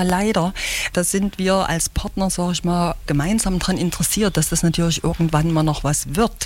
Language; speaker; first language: German; native; German